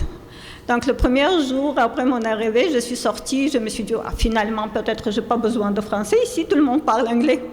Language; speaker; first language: French; non-native, fluent; Armenian